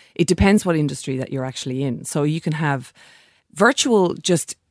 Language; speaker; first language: English; native; English